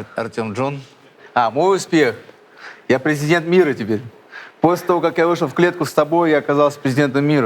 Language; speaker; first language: Russian; native; Russian